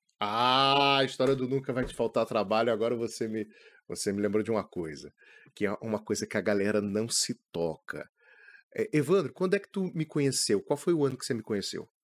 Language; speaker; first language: Portuguese; native; Portuguese